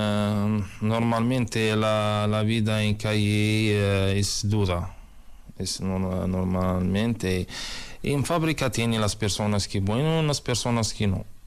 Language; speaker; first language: Spanish; non-native, learner; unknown